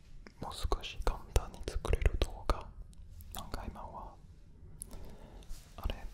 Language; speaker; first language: Japanese; non-native, fluent; French